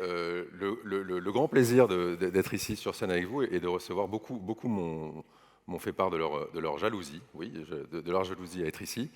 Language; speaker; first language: French; native; French